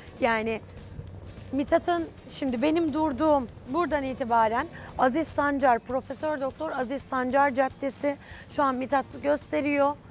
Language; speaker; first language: Turkish; native; Turkish